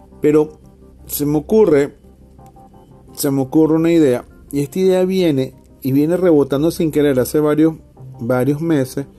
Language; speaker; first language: Spanish; native; Spanish